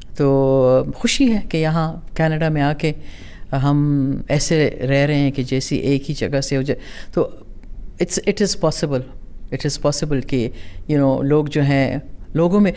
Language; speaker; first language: Urdu; non-native, local second language; Pashto